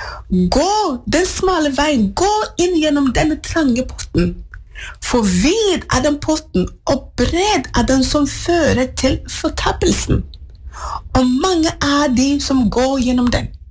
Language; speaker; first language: Norwegian; non-native, fluent; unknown